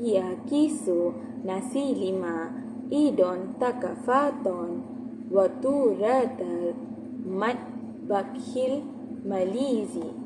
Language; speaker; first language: Arabic; non-native, learner; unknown